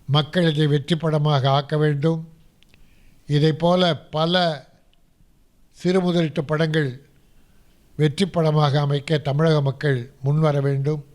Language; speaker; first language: Tamil; native; Tamil